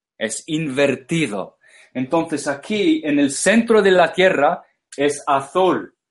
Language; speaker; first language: Spanish; non-native, fluent; English